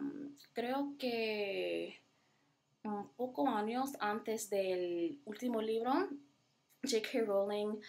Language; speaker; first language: Spanish; non-native, learner; English